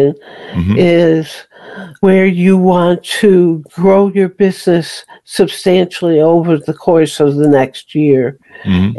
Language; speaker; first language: English; native; English